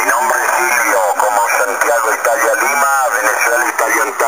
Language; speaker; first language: Spanish; non-native, fluent; Italian